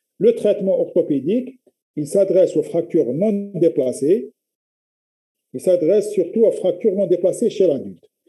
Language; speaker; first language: French; non-native, local second language; Arabic